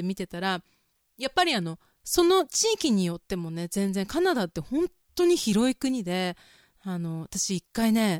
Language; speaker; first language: Japanese; native; Japanese